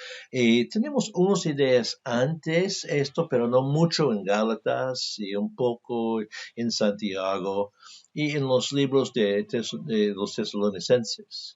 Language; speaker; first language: Spanish; non-native, fluent; English